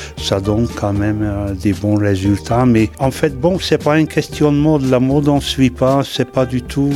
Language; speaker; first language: French; non-native, fluent; Hungarian